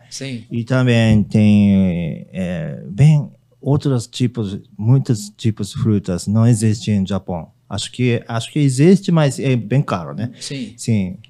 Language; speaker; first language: Portuguese; non-native, learner; Japanese